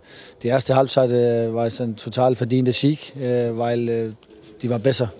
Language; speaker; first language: German; non-native, learner; Danish